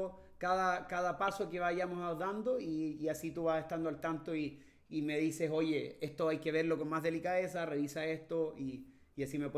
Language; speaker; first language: Spanish; native; Spanish